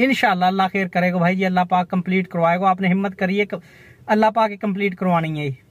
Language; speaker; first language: Hindi; native; Hindi